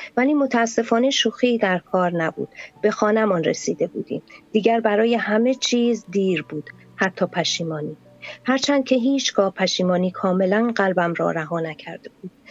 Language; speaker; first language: Persian; native; Persian